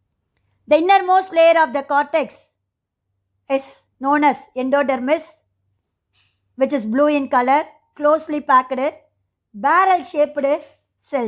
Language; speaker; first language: English; non-native, local second language; Tamil